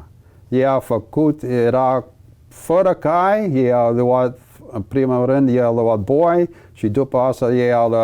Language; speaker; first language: Romanian; early bilingual, heritage; English